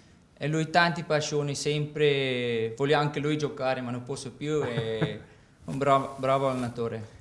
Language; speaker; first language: Italian; non-native, learner; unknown